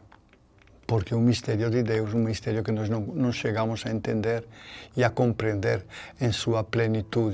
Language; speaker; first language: Portuguese; non-native, fluent; Spanish